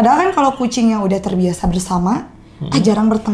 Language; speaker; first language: Indonesian; native; Indonesian